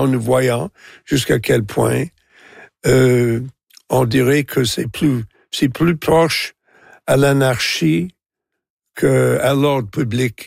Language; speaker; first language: French; non-native, local second language; English